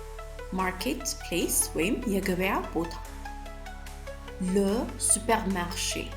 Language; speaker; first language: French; non-native, fluent; Amharic